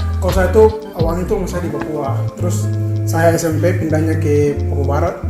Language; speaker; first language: Indonesian; native; Indonesian